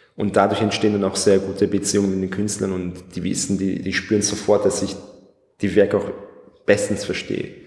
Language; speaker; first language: German; early bilingual, other home language; Persian